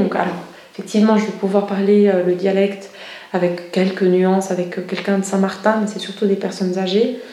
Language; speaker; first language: French; non-native, local second language; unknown